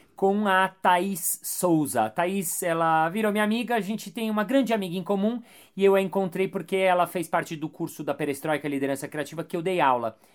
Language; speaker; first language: Portuguese; native; Portuguese